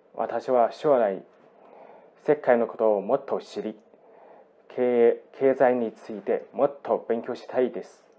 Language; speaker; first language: Japanese; non-native, fluent; Chinese